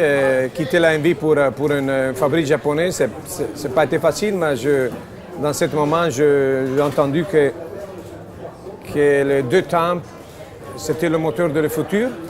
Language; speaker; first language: French; non-native, fluent; Italian